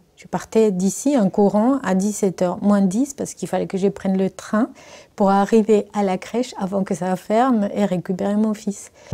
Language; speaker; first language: French; non-native, fluent; Spanish